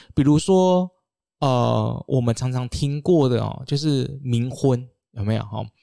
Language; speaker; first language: Chinese; native; Chinese